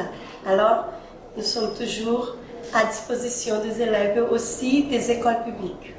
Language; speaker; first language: French; non-native, fluent; Portuguese